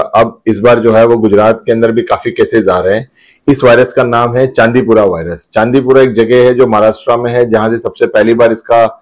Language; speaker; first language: Hindi; non-native, local second language; Gujarati